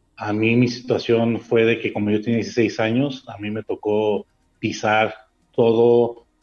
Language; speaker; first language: Spanish; early bilingual, heritage; Spanish